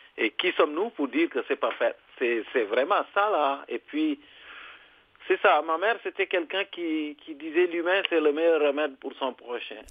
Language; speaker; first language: French; non-native, local second language; Serer